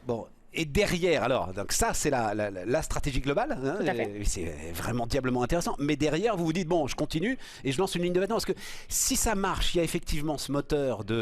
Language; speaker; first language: French; native; French